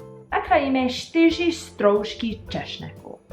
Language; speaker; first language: Czech; non-native, learner; English